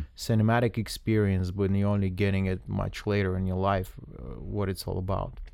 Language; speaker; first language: English; non-native, fluent; Russian